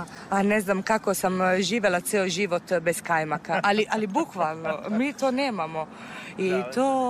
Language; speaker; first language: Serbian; non-native, fluent; Italian